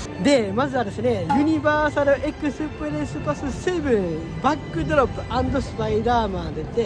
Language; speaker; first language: Japanese; native; Japanese